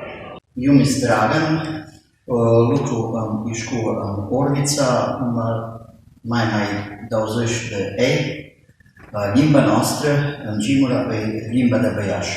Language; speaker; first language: Romanian; early bilingual, heritage; Romanian